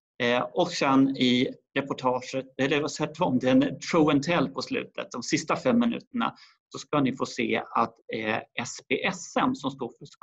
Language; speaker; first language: Swedish; native; Swedish